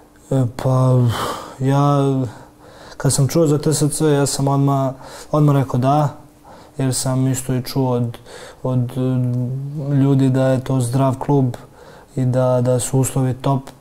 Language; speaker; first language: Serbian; early bilingual, heritage; Serbian